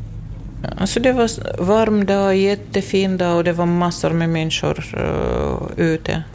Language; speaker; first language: Swedish; non-native, fluent; Russian